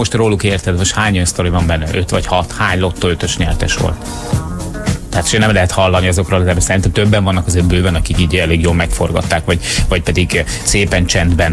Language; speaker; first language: Hungarian; native; Hungarian